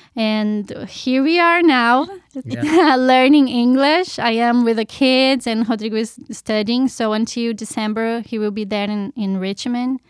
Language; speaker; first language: English; non-native, fluent; Portuguese